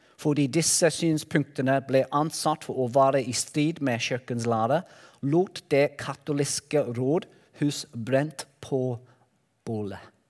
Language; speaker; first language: Norwegian; non-native, learner; Welsh